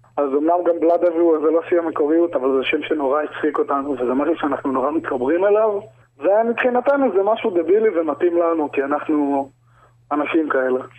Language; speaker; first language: Hebrew; early bilingual, other home language; English